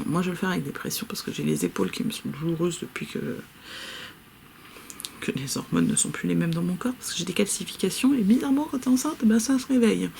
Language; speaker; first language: French; native; French